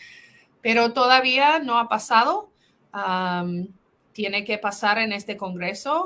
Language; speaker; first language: Spanish; non-native, fluent; English